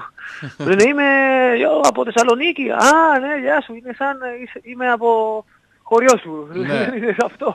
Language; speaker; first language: Greek; non-native, learner; Spanish